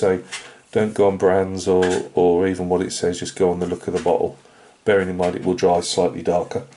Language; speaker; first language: English; native; English